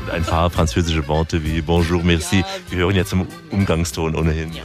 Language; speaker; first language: German; native; German